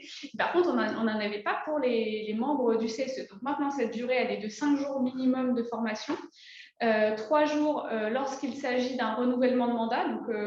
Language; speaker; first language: French; native; French